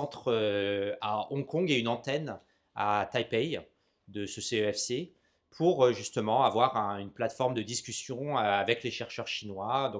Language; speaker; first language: French; native; French